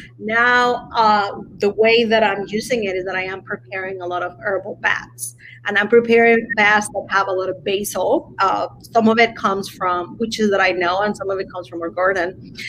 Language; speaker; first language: English; non-native, fluent; Spanish